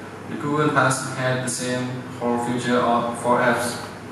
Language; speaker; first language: English; non-native, learner; Thai